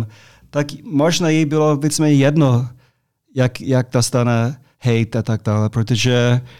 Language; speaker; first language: Czech; non-native, fluent; English